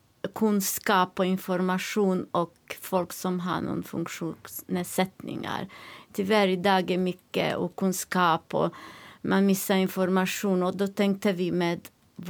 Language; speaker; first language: Swedish; non-native, learner; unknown